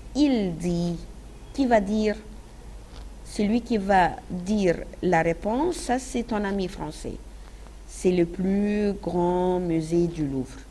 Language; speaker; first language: French; non-native, fluent; Arabic